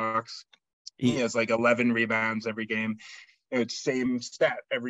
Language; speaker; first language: English; native; English